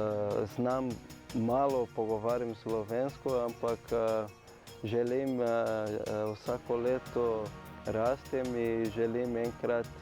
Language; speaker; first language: Slovenian; non-native, learner; Portuguese